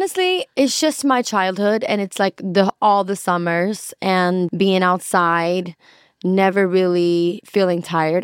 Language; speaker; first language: English; non-native, fluent; Swedish